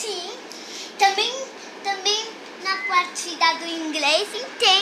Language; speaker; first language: Portuguese; early bilingual, heritage; Portuguese